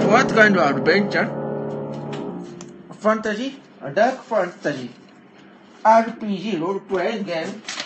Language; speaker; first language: English; non-native, learner; Japanese